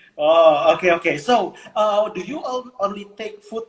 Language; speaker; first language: English; non-native, fluent; Indonesian